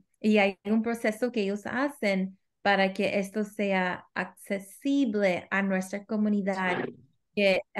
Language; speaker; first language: Spanish; early bilingual, heritage; Spanish